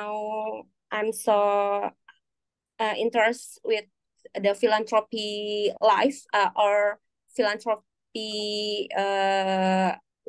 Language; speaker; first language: English; non-native, learner; Indonesian